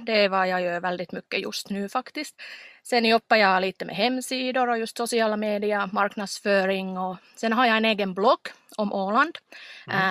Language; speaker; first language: Swedish; non-native, local second language; Finnish